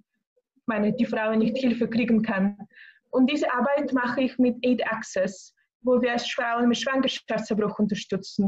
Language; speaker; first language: German; non-native, fluent; Russian